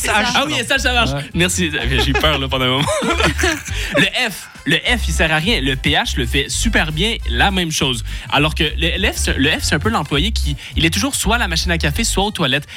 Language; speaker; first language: French; native; French